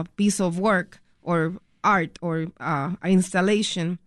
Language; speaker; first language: English; non-native, fluent; Spanish